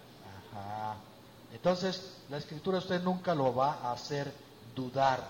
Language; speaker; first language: Spanish; native; Spanish